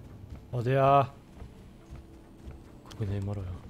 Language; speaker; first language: Korean; non-native, learner; German